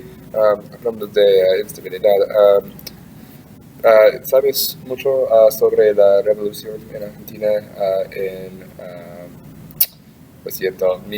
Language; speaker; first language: Spanish; non-native, learner; English